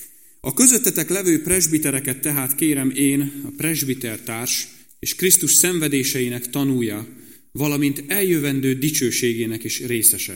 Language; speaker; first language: Hungarian; native; Hungarian